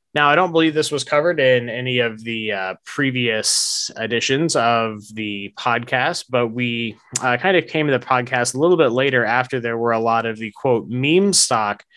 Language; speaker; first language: English; native; English